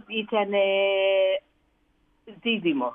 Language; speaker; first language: Greek; early bilingual, heritage; Greek